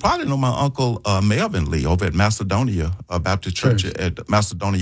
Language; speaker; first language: English; native; English